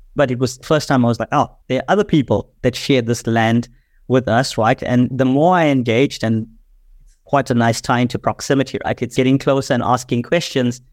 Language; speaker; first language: English; native; English